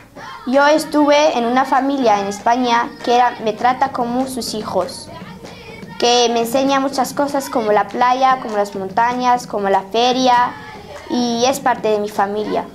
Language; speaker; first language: Spanish; non-native, local second language; Arabic